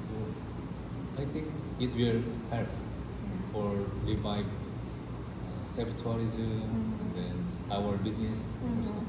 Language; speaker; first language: English; non-native, learner; Korean